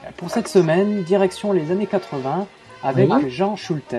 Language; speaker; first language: French; native; French